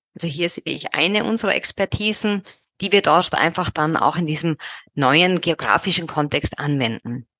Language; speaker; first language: German; native; German